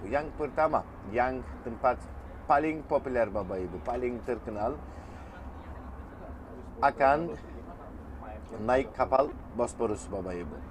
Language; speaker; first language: Indonesian; non-native, fluent; Turkish